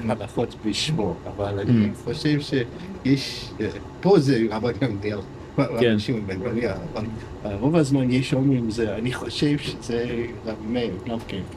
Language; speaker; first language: Hebrew; non-native, fluent; English